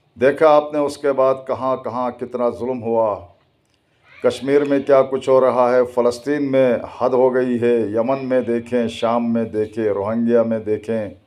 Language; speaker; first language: Urdu; native; Urdu